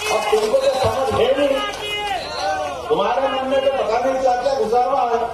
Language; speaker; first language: Hindi; native; Hindi